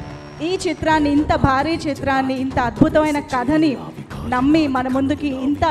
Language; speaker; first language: Telugu; native; Telugu